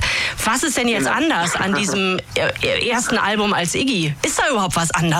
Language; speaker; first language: German; native; German